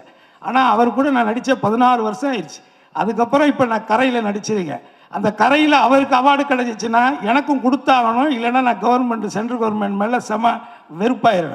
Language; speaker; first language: Tamil; native; Tamil